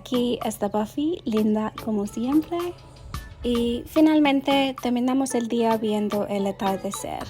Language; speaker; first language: Spanish; non-native, learner; English